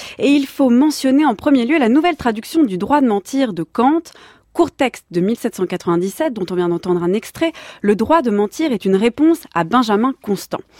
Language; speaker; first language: French; native; French